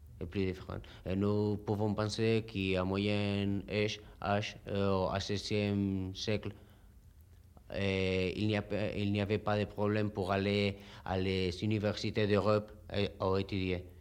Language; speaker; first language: French; non-native, learner; Spanish